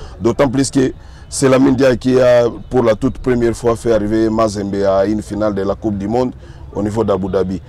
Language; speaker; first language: French; non-native, local second language; Swahili